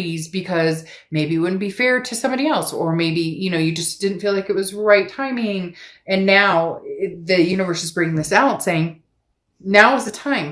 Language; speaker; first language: English; native; English